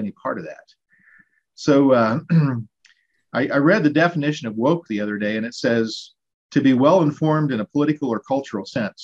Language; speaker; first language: English; native; English